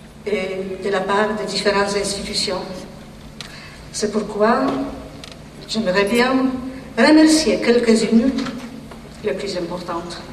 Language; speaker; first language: French; non-native, fluent; Polish